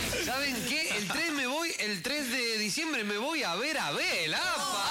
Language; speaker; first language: Spanish; native; Spanish